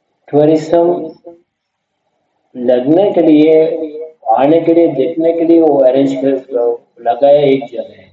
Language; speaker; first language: Hindi; non-native, learner; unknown